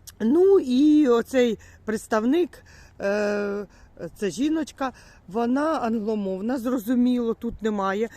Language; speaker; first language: Ukrainian; native; Ukrainian